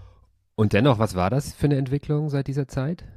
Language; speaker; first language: German; native; German